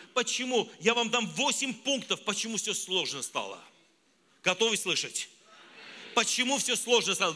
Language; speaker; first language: Russian; non-native, local second language; Armenian